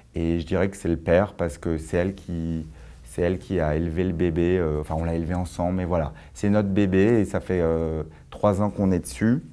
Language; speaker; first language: French; native; French